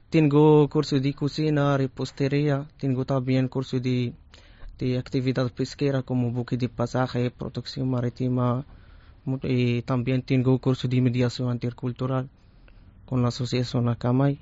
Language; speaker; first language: Spanish; non-native, learner; Arabic